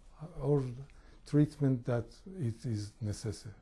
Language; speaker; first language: English; non-native, learner; Persian